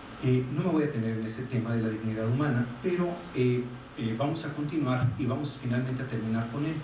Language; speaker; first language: Spanish; native; Spanish